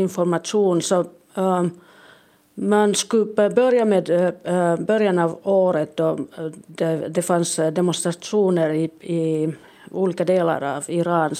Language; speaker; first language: Swedish; non-native, local second language; Finnish